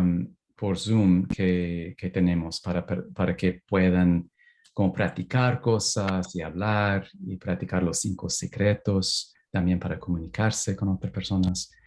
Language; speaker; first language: Spanish; non-native, fluent; English